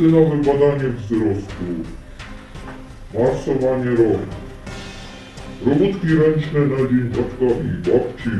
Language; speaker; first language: Polish; native; Polish